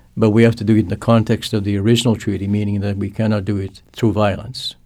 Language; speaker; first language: English; non-native, fluent; Cree